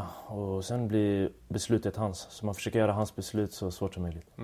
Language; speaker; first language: Swedish; early bilingual, other home language; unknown